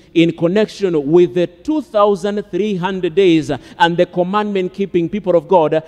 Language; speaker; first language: English; non-native, local second language; Swahili